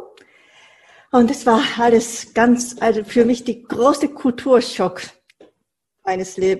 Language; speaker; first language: German; non-native, fluent; Japanese